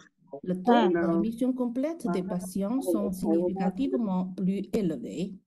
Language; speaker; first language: French; non-native, fluent; Chinese